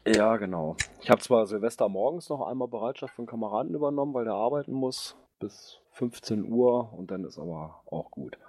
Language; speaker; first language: German; native; German